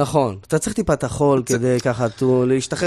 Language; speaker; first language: Hebrew; native; Hebrew